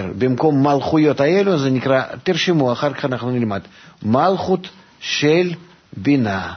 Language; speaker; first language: Hebrew; non-native, fluent; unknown